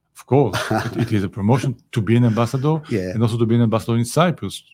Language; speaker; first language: English; non-native, fluent; Hebrew